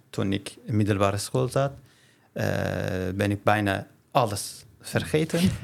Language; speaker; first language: Dutch; non-native, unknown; Turkish